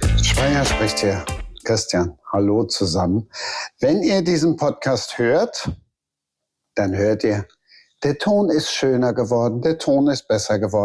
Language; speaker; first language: German; native; German